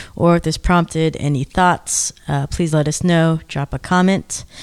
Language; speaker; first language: English; native; English